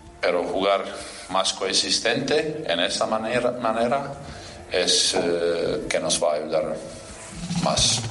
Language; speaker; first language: Spanish; non-native, fluent; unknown